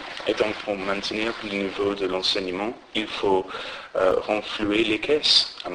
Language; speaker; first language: French; non-native, learner; English